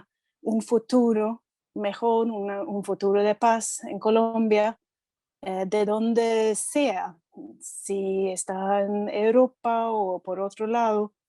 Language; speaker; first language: Spanish; non-native, fluent; Swedish